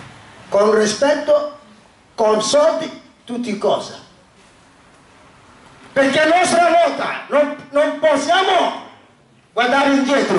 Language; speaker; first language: Italian; non-native, learner; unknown